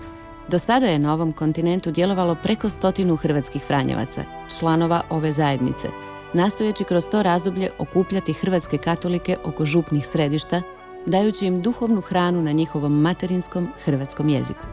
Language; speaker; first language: Croatian; native; Croatian